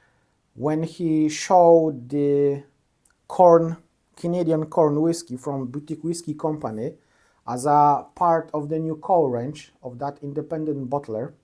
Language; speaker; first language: English; non-native, fluent; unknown